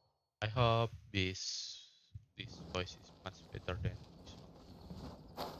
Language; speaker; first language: English; non-native, learner; Indonesian